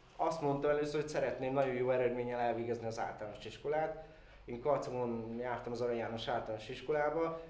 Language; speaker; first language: Hungarian; native; Hungarian